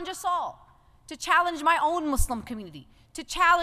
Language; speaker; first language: English; native; English